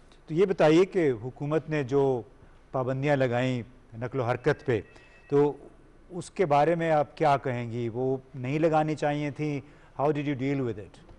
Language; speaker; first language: Urdu; native; Urdu